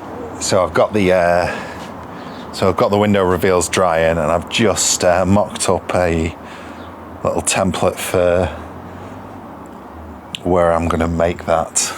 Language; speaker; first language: English; native; English